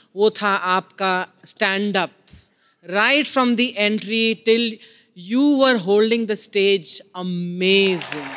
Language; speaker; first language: Hindi; native; Hindi